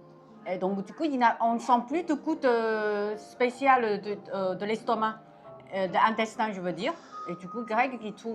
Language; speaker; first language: French; non-native, fluent; Chinese